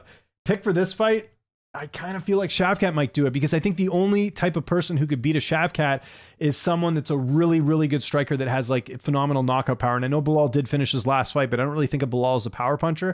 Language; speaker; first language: English; native; English